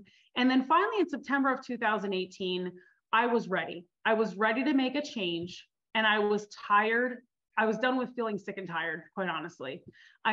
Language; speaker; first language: English; native; English